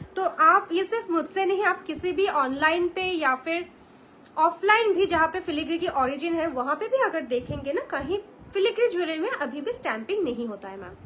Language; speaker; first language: Hindi; non-native, local second language; Bangla